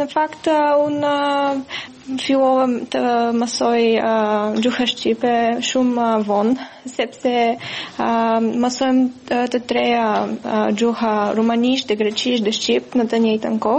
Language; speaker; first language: Albanian; non-native, learner; Bulgarian